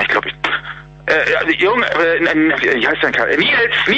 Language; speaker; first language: German; native; German